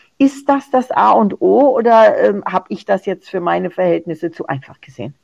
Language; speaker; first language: German; native; German